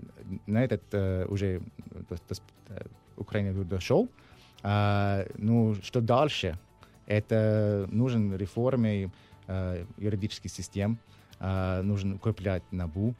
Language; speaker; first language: Russian; non-native, learner; English